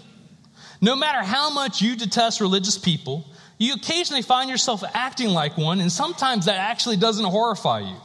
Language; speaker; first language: English; native; English